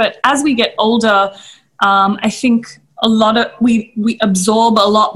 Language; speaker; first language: English; native; English